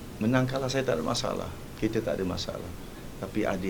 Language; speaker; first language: Malay; native; Malay